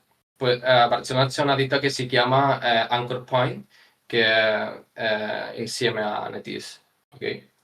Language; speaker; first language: Italian; non-native, learner; Spanish